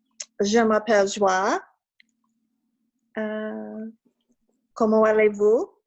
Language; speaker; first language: French; non-native, learner; English